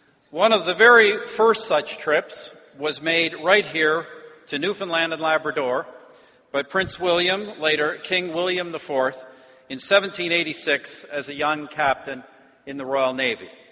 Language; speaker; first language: English; native; English